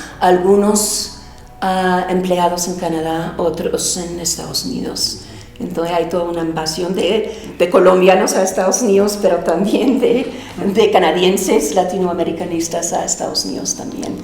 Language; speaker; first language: Spanish; non-native, fluent; English